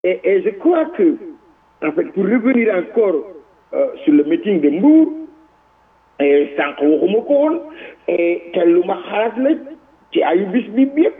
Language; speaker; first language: French; non-native, local second language; Wolof